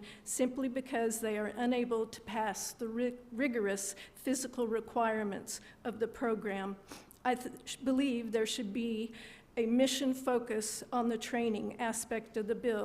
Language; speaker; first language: English; native; English